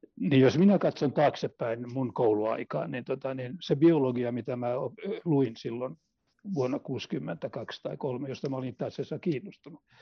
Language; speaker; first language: Finnish; non-native, local second language; Swedish